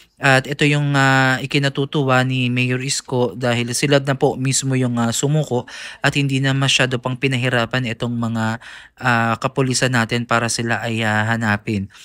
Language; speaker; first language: Filipino; native; Filipino